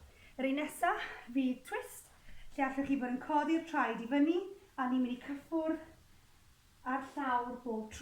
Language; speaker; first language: Welsh; native; Welsh